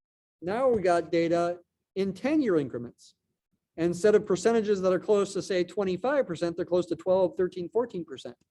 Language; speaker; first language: English; native; English